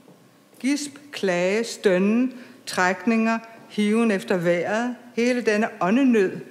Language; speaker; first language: Danish; native; Danish